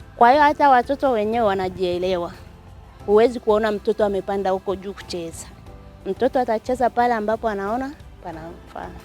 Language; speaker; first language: Swahili; native; Swahili